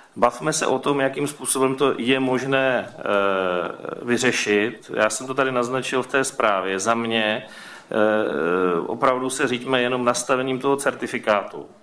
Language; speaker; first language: Czech; native; Czech